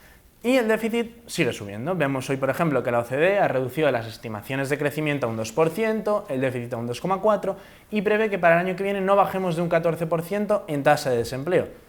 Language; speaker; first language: Spanish; native; Spanish